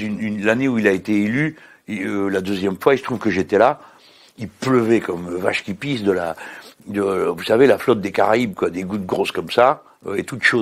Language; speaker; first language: French; native; French